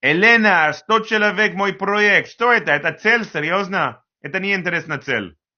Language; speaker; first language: Russian; non-native, learner; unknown